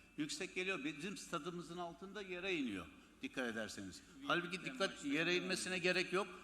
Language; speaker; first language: Turkish; native; Turkish